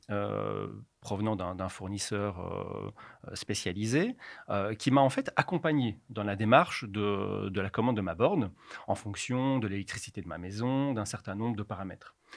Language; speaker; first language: French; native; French